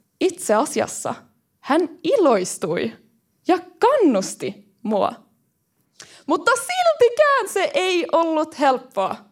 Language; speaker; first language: Finnish; early bilingual, heritage; Finnish